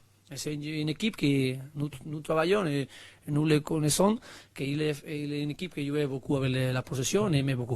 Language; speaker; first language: French; non-native, learner; Spanish